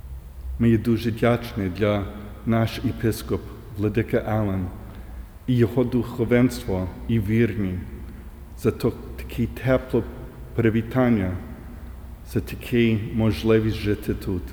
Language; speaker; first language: Ukrainian; early bilingual, heritage; English